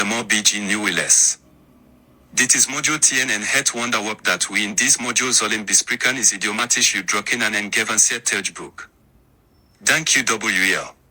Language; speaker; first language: Dutch; non-native, learner; English